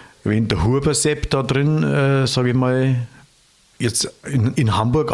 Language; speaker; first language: German; native; German